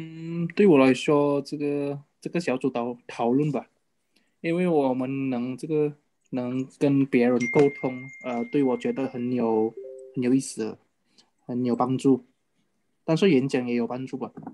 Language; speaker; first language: Chinese; non-native, fluent; Indonesian